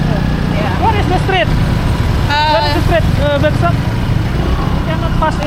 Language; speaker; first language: English; non-native, learner; Indonesian